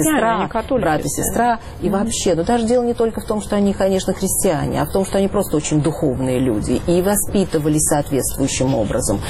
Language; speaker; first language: Russian; native; Russian